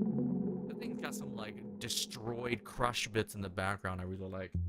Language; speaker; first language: English; native; English